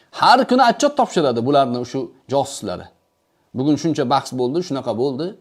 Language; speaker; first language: Uzbek; native; Uzbek